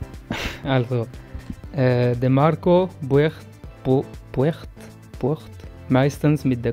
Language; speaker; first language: German; non-native, local second language; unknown